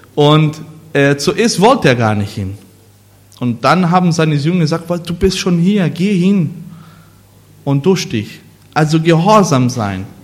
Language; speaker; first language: German; non-native, learner; Portuguese